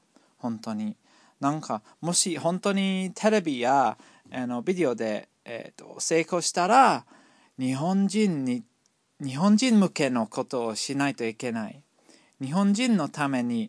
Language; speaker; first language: Japanese; non-native, fluent; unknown